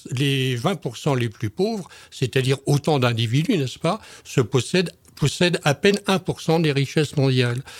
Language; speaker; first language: French; native; French